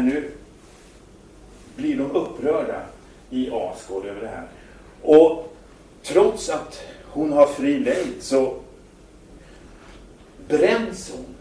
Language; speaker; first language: Swedish; native; Swedish